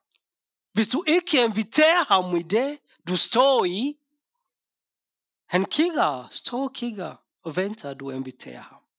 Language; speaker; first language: Danish; non-native, fluent; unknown